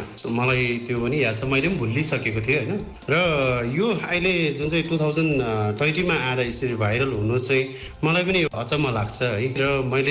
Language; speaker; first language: Nepali; native; Nepali